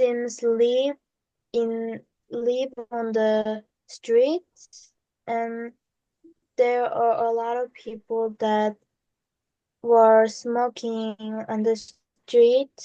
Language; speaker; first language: English; non-native, learner; Korean